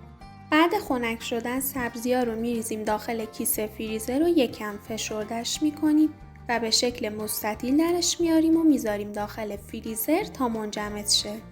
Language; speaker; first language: Persian; native; Persian